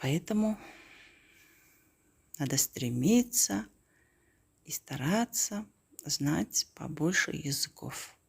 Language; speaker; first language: Russian; non-native, local second language; Kazakh